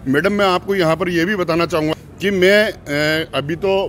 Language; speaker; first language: Hindi; native; Hindi